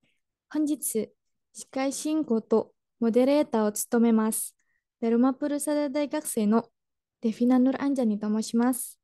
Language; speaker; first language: Japanese; non-native, learner; Indonesian